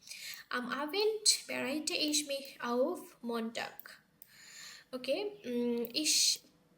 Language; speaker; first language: German; non-native, learner; Bangla